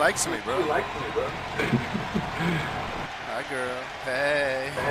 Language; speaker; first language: English; native; English